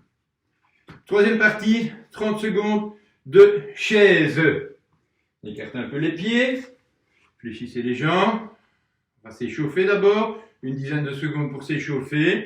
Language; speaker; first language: French; native; French